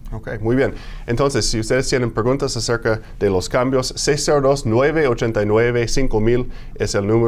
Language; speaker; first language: Spanish; non-native, fluent; English